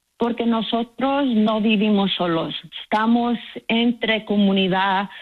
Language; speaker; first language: Spanish; early bilingual, heritage; Spanish